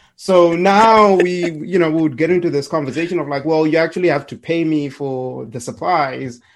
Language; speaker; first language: English; non-native, local second language; Shona